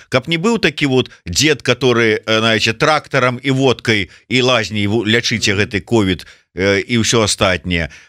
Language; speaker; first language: Belarusian; native; Belarusian